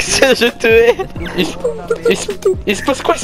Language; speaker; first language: French; native; French